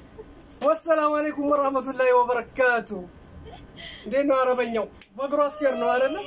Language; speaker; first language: Arabic; non-native, learner; Amharic